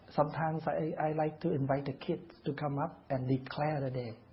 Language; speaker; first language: English; non-native, fluent; Vietnamese